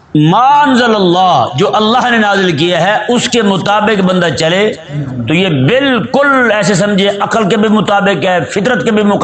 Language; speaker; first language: Urdu; non-native, local second language; Punjabi